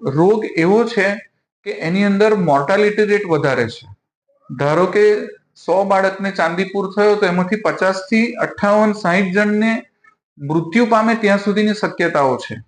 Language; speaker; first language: Gujarati; native; Gujarati